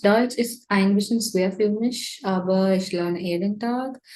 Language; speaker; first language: German; non-native, learner; Tamil